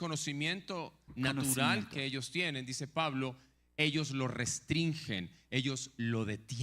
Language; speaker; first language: Spanish; native; Spanish